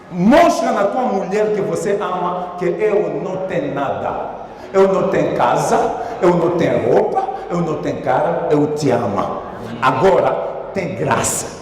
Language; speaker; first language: Portuguese; non-native, learner; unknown